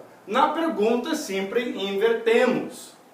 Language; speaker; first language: Portuguese; non-native, fluent; English